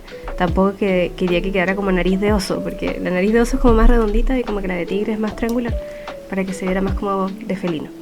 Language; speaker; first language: Spanish; native; Spanish